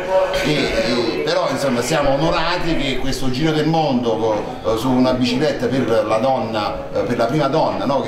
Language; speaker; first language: Italian; native; Italian